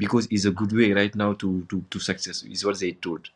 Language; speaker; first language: English; non-native, local second language; Wolof